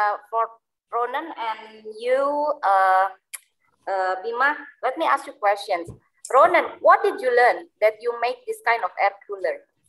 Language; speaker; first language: English; non-native, learner; Indonesian